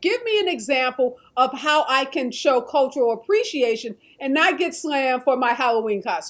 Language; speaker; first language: English; native; English